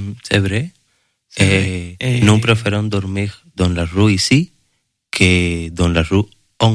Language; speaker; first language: French; non-native, learner; Spanish